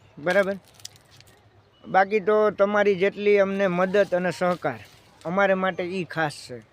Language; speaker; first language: Gujarati; native; Gujarati